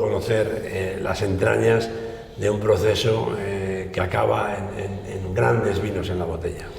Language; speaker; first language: Spanish; native; Spanish